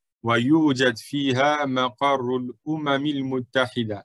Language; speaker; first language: Arabic; non-native, fluent; French